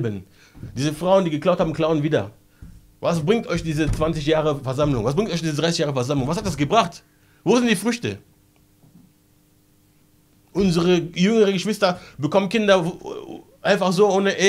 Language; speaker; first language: German; non-native, fluent; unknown